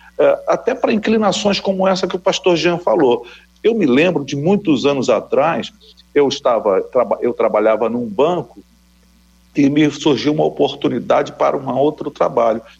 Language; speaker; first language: Portuguese; native; Portuguese